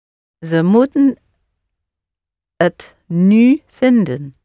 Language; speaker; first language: Dutch; non-native, learner; English